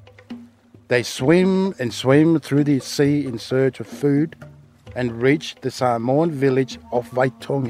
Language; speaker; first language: English; non-native, fluent; Samoan